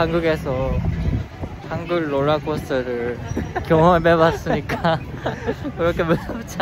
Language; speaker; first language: Korean; non-native, learner; Japanese